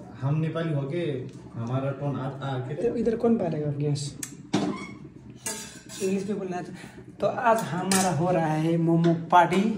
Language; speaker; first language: Hindi; non-native, learner; Nepali